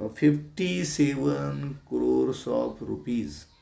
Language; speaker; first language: English; non-native, local second language; Marathi